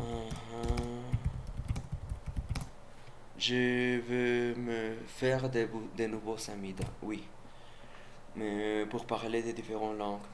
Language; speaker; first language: French; non-native, learner; Spanish